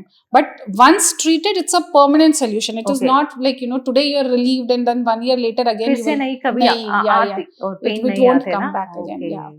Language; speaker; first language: English; non-native, local second language; Hindi